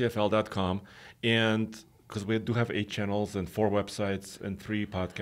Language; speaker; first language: English; native; English